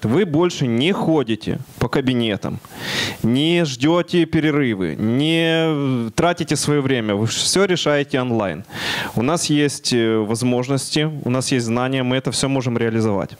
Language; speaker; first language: Russian; non-native, local second language; Ukrainian